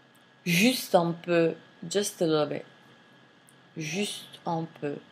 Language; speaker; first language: French; non-native, fluent; English